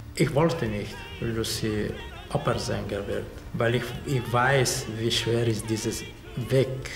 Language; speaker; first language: German; non-native, learner; Bulgarian